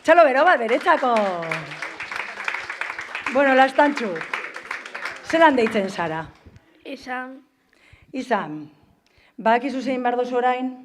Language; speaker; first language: Basque; native; Basque